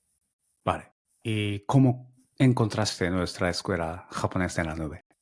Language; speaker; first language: Spanish; non-native, fluent; Japanese